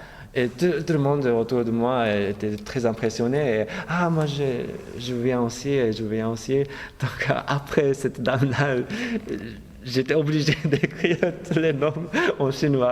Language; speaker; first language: French; non-native, fluent; Japanese